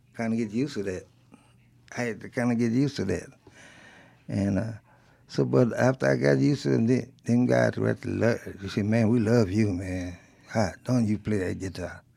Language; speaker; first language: English; early bilingual, other home language; French